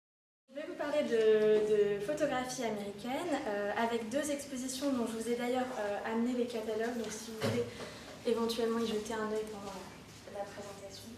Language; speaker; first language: French; native; French